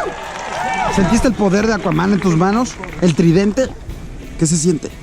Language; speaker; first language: Spanish; native; Spanish